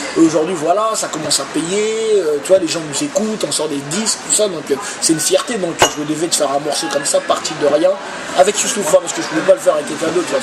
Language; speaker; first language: French; early bilingual, other home language; Lingala